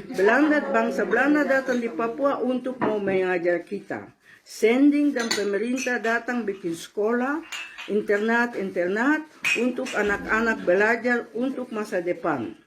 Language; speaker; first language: Indonesian; non-native, local second language; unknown